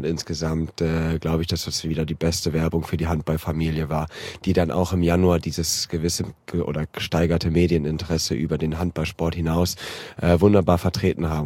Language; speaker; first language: German; native; German